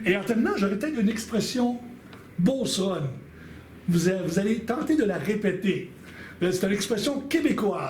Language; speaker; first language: French; native; French